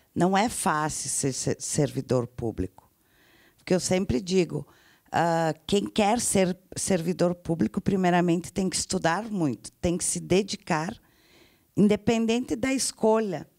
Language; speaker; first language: Portuguese; native; Portuguese